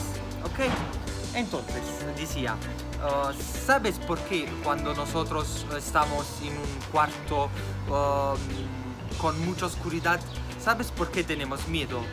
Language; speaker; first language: Spanish; non-native, fluent; Italian